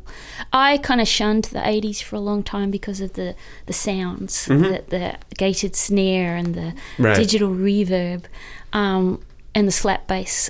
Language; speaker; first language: English; native; English